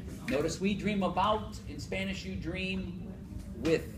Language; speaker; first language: English; native; English